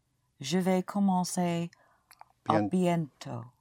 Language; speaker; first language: French; non-native, learner; English